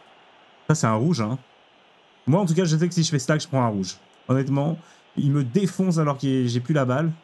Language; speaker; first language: French; native; French